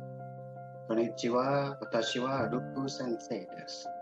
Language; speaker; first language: Japanese; non-native, learner; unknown